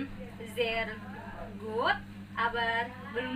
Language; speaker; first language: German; non-native, learner; Indonesian